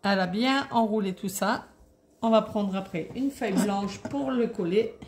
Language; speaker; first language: French; native; French